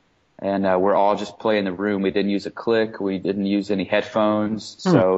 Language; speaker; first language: English; native; English